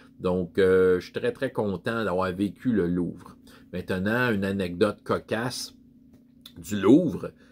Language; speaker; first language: French; native; French